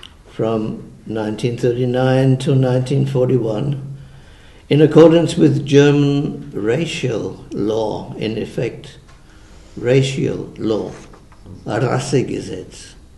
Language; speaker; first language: English; early bilingual, other home language; German